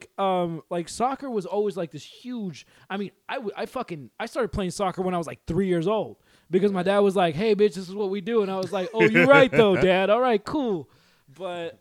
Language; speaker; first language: English; early bilingual, other home language; Spanish